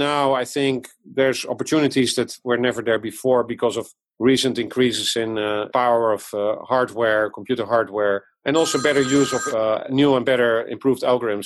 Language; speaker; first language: English; non-native, fluent; Dutch